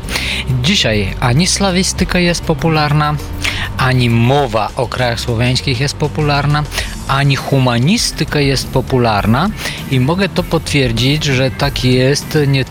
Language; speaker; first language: Polish; non-native, fluent; Bulgarian